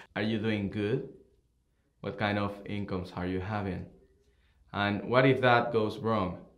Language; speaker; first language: English; non-native, fluent; Spanish